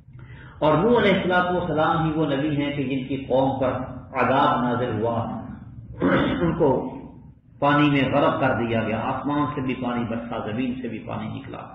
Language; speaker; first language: Urdu; native; Urdu